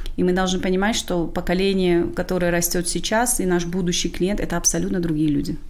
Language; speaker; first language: Russian; non-native, local second language; Tajik